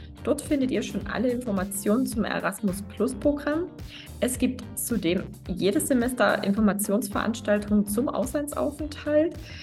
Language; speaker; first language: German; native; German